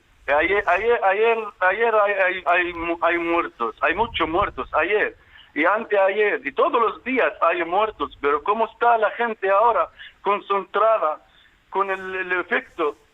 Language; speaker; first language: Spanish; non-native, fluent; Arabic